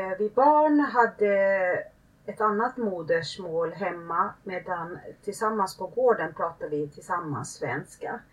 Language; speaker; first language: Swedish; early bilingual, other home language; Finnish